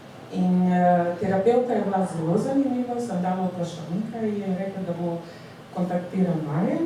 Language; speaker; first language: Slovenian; non-native, learner; Portuguese